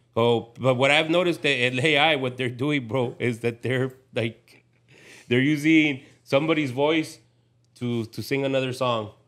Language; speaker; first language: English; native; English